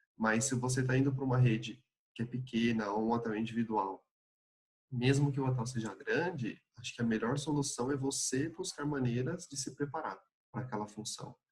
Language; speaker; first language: Portuguese; native; Portuguese